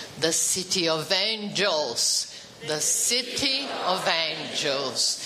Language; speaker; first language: English; non-native, fluent; Portuguese